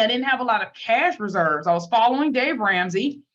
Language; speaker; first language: English; native; English